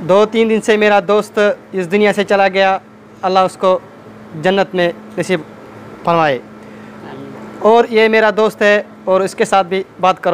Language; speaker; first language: Hindi; non-native, local second language; Kashmiri